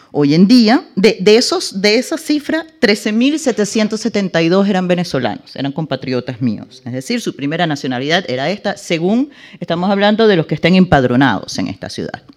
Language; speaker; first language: Spanish; native; Spanish